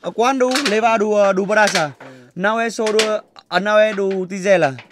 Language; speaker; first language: Portuguese; non-native, learner; Vietnamese